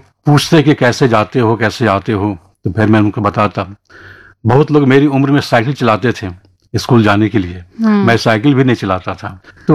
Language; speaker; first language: Hindi; native; Hindi